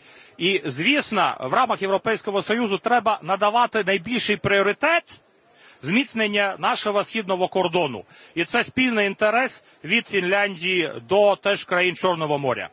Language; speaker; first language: Ukrainian; non-native, fluent; Latvian